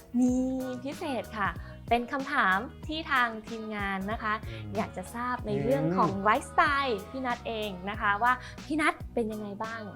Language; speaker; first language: Thai; native; Thai